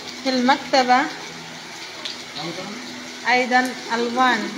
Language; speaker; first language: Arabic; non-native, learner; Bangla